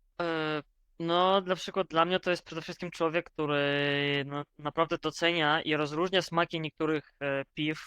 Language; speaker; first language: Polish; non-native, fluent; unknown